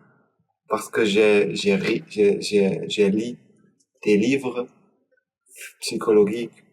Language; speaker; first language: French; non-native, learner; German